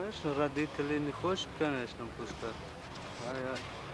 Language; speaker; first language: Russian; non-native, fluent; Turkmen